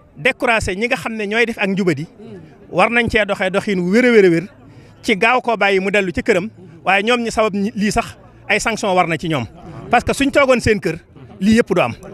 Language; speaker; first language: Wolof; native; Wolof